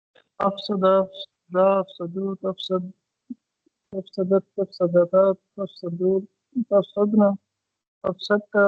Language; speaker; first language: Arabic; non-native, learner; Urdu